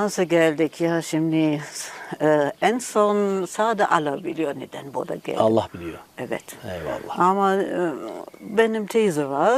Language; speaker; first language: Turkish; non-native, learner; German